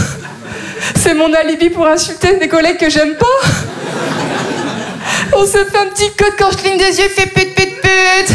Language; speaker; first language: French; native; French